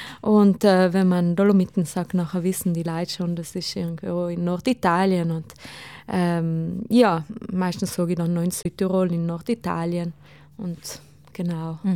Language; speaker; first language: German; non-native, local second language; Ladin